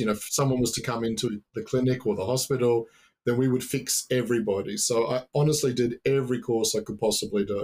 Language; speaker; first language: English; native; English